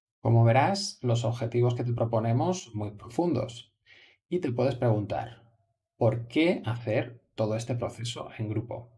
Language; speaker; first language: Spanish; native; Spanish